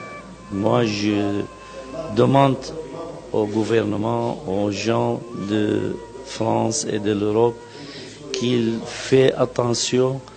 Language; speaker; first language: French; non-native, fluent; Arabic